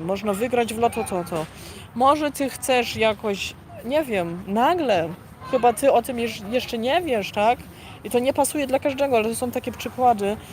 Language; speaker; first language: Polish; early bilingual, heritage; Polish